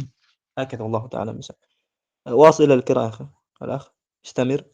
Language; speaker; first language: Arabic; non-native, fluent; Indonesian